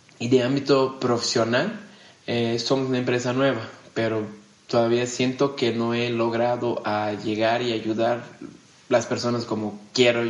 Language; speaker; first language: Spanish; non-native, fluent; Portuguese